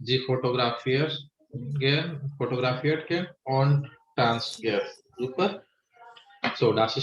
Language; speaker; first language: German; non-native, fluent; Hindi